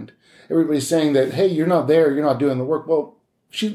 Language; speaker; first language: English; native; English